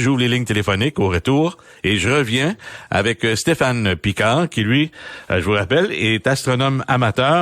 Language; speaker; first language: French; native; French